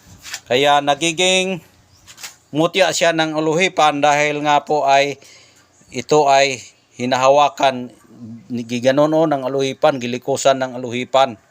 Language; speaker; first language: Filipino; non-native, local second language; Cebuano